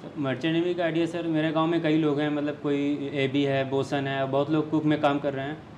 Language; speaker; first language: Hindi; native; Hindi